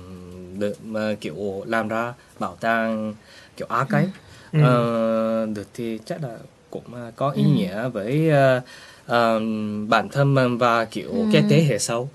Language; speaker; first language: Vietnamese; early bilingual, heritage; Vietnamese